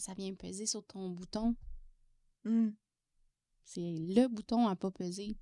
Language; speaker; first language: French; native; French